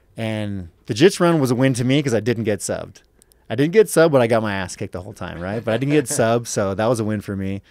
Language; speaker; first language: English; native; English